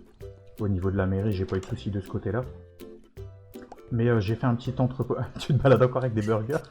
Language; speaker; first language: French; native; French